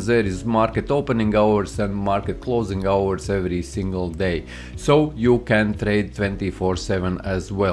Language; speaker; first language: English; non-native, fluent; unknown